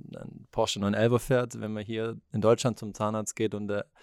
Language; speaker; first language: German; native; German